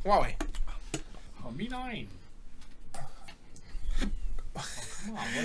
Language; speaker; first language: English; native; English